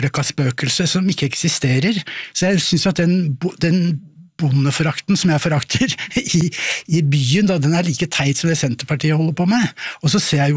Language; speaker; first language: Norwegian; native; Norwegian